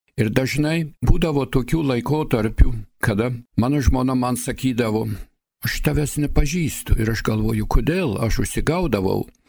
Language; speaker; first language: Lithuanian; early bilingual, heritage; Lithuanian